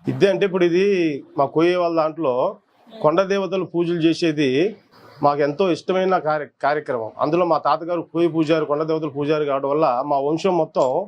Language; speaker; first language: Telugu; non-native, local second language; Koya